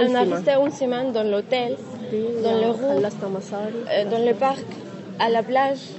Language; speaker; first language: French; non-native, learner; Arabic